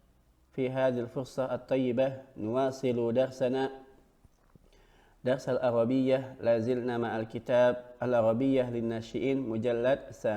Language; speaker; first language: Arabic; non-native, fluent; Indonesian